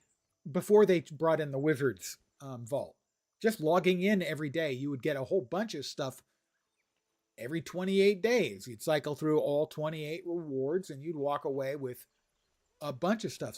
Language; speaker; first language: English; native; English